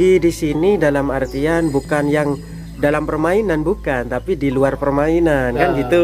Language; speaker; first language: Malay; non-native, local second language; Javanese